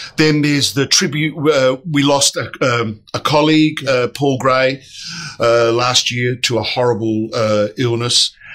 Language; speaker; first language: English; native; English